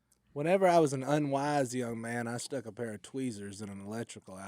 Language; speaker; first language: English; native; English